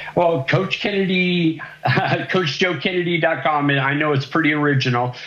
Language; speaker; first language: English; native; English